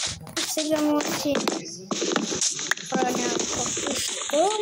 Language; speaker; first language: Bulgarian; early bilingual, heritage; Bulgarian